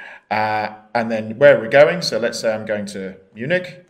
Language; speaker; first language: English; native; English